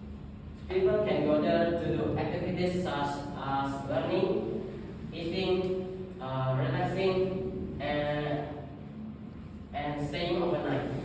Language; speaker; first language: English; non-native, learner; Indonesian